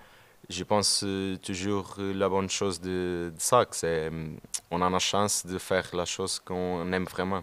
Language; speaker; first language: French; non-native, learner; Portuguese